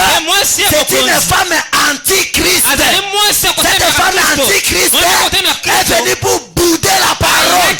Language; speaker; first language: Haitian Creole; non-native, local second language; Lingala